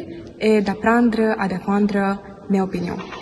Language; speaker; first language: French; non-native, learner; Romanian